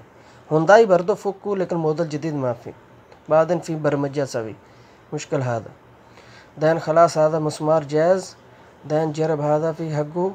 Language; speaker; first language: Arabic; non-native, learner; Urdu